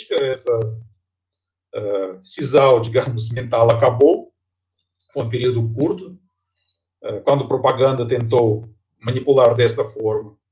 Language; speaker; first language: Portuguese; non-native, fluent; Russian